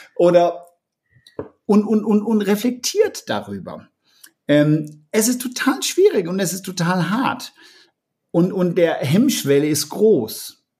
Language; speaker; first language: German; non-native, fluent; Danish